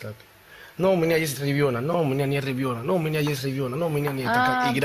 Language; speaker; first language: Russian; non-native, learner; Spanish